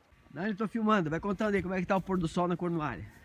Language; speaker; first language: Portuguese; native; Portuguese